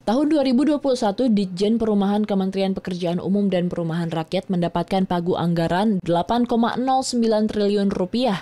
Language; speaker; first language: Indonesian; native; Indonesian